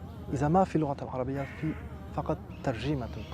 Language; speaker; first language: Arabic; non-native, fluent; French